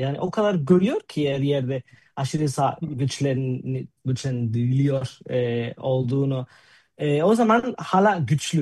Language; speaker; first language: Turkish; non-native, fluent; Spanish